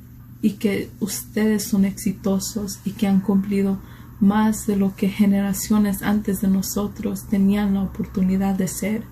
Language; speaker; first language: Spanish; early bilingual, heritage; Spanish